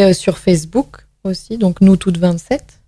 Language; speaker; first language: French; native; French